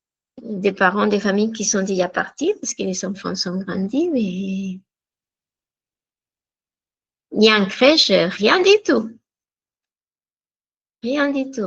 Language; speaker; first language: French; non-native, fluent; Spanish